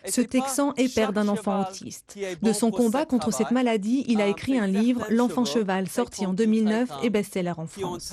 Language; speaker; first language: French; native; French